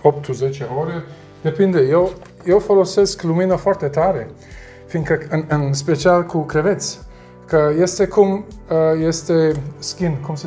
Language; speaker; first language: Romanian; non-native, learner; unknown